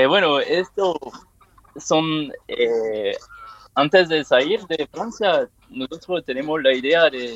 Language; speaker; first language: Spanish; non-native, learner; French